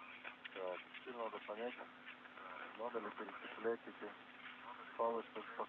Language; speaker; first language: Russian; native; Russian